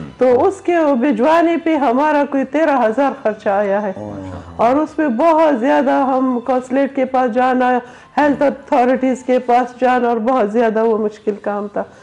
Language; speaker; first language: Urdu; non-native, local second language; Pashto